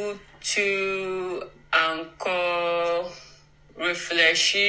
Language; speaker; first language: French; non-native, learner; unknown